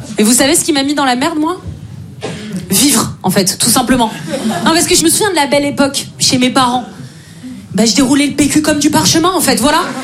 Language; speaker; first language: French; native; French